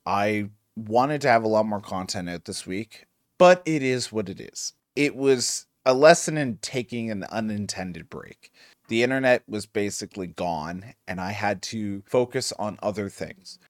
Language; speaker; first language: English; native; English